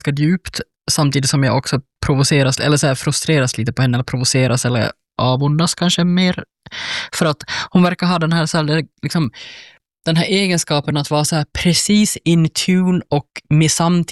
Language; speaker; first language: Swedish; native; Swedish